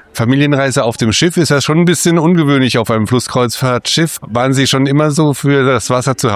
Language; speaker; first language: German; native; German